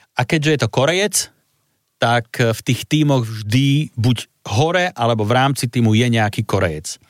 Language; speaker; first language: Slovak; native; Slovak